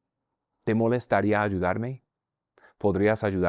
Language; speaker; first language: Spanish; non-native, fluent; English